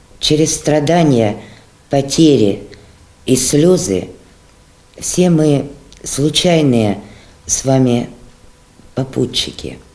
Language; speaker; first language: Russian; native; Russian